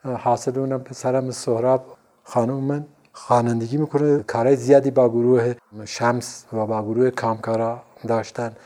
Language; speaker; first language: Persian; non-native, local second language; Central Kurdish